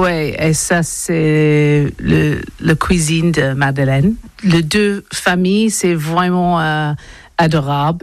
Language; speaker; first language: French; non-native, learner; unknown